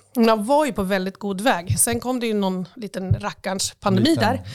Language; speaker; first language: Swedish; native; Swedish